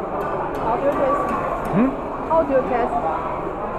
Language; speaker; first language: English; non-native, learner; Chinese